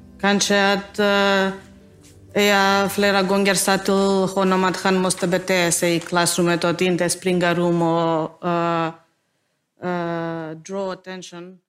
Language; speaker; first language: Swedish; non-native, learner; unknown